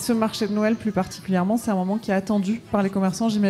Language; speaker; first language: French; native; French